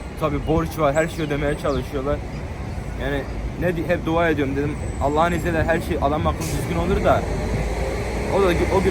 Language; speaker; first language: Turkish; early bilingual, heritage; Turkish